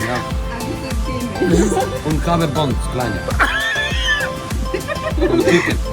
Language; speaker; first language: German; non-native, learner; Macedonian